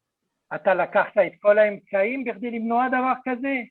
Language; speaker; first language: Hebrew; non-native, fluent; French